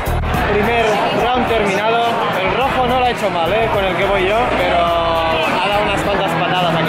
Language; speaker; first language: Spanish; non-native, local second language; Catalan